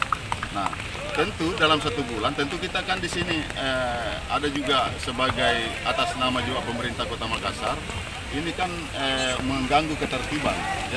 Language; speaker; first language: Malay; native; Malay